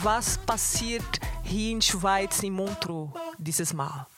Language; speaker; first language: German; non-native, learner; Portuguese